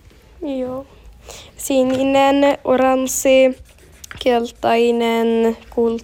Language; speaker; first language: Finnish; non-native, learner; Swedish